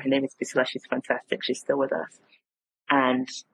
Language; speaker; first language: English; native; English